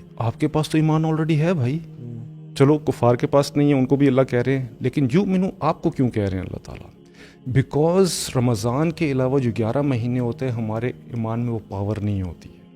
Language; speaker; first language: Urdu; native; Urdu